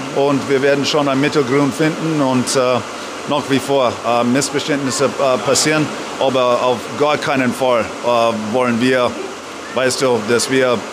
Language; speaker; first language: German; non-native, fluent; English